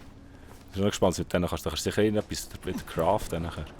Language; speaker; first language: German; native; German